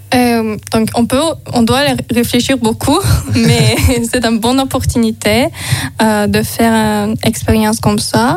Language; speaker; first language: French; non-native, learner; Azerbaijani